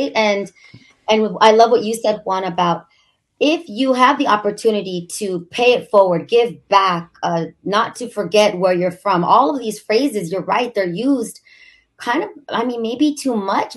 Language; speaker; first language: English; native; English